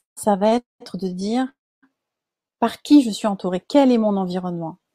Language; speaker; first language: French; native; French